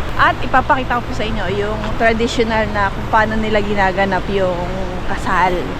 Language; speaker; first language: Filipino; native; Filipino